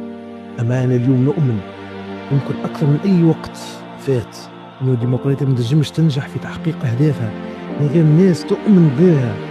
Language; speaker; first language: Arabic; native; Arabic